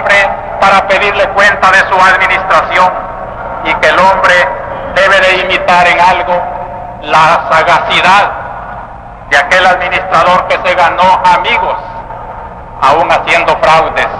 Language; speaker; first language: Spanish; native; Spanish